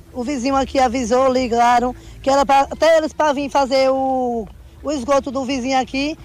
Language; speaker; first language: Portuguese; native; Portuguese